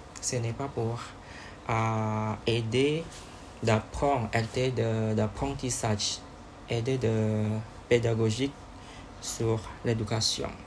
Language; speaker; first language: French; non-native, learner; Indonesian